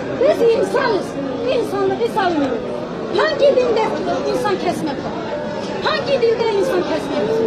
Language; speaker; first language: Turkish; non-native, local second language; Kurdish